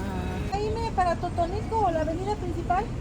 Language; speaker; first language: Spanish; native; Spanish